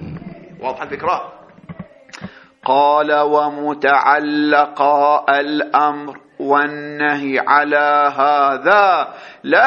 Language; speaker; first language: Arabic; native; Arabic